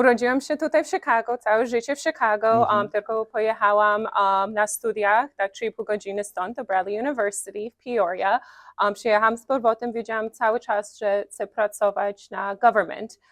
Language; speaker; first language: Polish; early bilingual, heritage; Polish